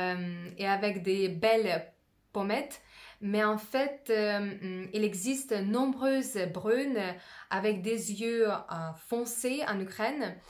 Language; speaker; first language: French; non-native, fluent; Russian